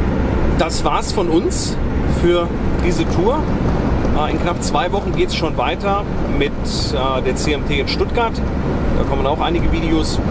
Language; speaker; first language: German; native; German